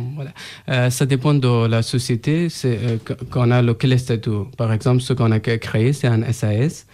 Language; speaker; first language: French; non-native, learner; Persian